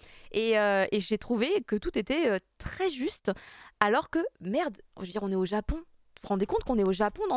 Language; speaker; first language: French; native; French